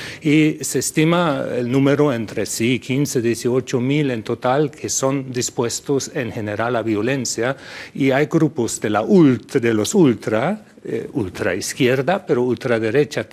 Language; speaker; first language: Spanish; non-native, fluent; German